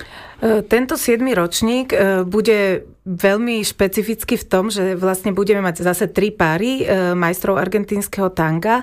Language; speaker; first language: Slovak; native; Slovak